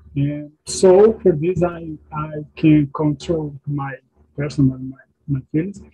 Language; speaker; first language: English; non-native, learner; Portuguese